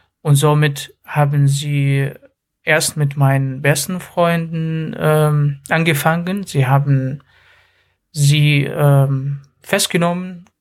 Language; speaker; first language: German; non-native, fluent; Arabic